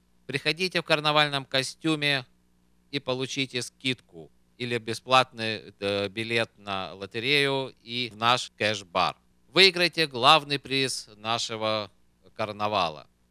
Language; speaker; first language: Russian; native; Russian